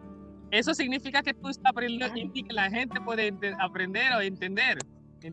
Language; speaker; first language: Spanish; non-native, learner; Hindi